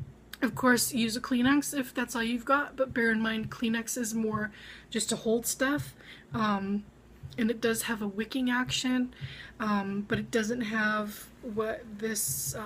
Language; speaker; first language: English; native; English